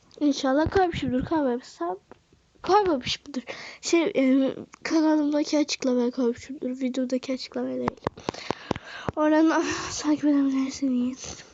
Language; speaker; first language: Turkish; native; Turkish